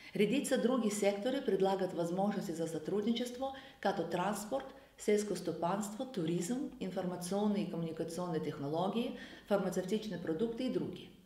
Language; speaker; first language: Bulgarian; non-native, fluent; Azerbaijani